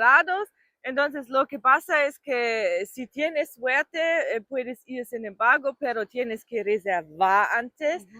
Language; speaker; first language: Spanish; non-native, fluent; German